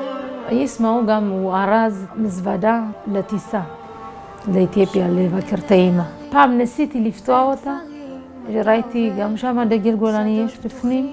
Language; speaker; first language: Hebrew; non-native, fluent; Amharic